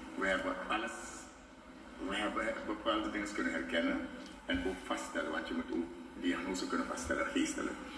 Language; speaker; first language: Dutch; native; Dutch